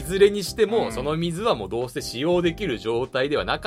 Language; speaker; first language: Japanese; native; Japanese